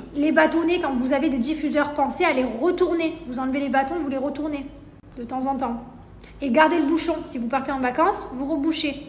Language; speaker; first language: French; native; French